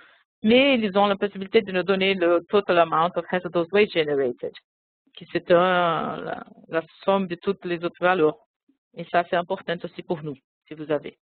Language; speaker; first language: French; non-native, fluent; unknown